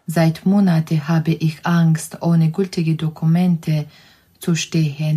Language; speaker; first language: German; non-native, learner; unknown